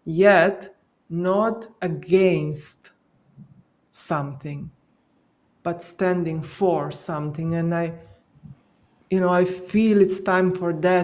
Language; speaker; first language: English; non-native, fluent; Slovenian